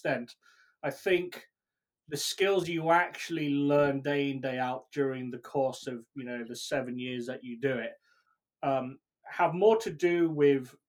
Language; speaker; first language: English; native; English